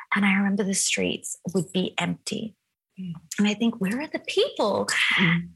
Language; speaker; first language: English; native; English